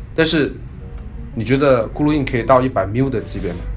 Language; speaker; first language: Chinese; native; Chinese